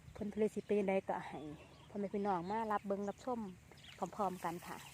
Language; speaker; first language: Thai; native; Thai